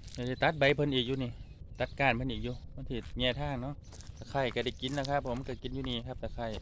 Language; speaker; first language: Thai; native; Thai